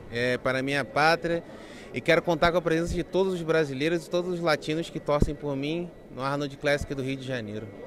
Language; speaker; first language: Portuguese; native; Portuguese